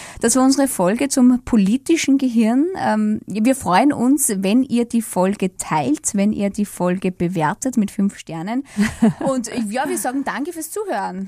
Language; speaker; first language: German; native; German